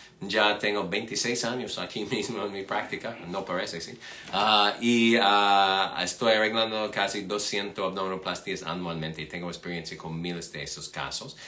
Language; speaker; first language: Spanish; non-native, fluent; English